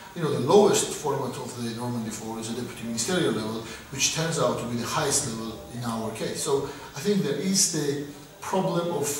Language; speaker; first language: English; non-native, fluent; Georgian